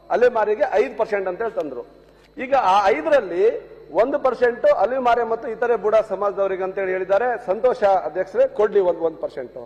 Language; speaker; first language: Kannada; non-native, local second language; Lambadi